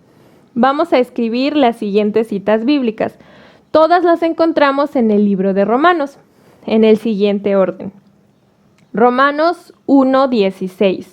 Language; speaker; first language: Spanish; native; Spanish